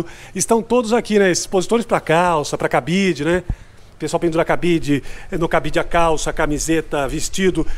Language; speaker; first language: Portuguese; native; Portuguese